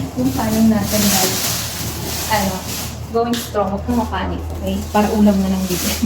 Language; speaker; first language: Filipino; non-native, local second language; Iloko